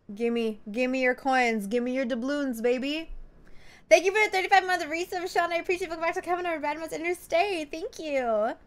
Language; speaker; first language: English; native; English